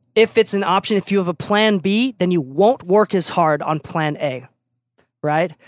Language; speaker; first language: English; native; English